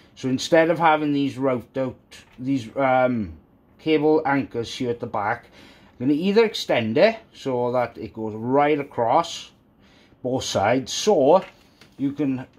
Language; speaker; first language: English; native; English